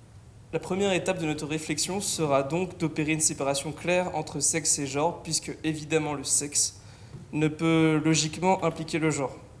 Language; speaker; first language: French; native; French